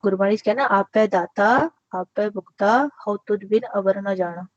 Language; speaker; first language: Hindi; non-native, local second language; Punjabi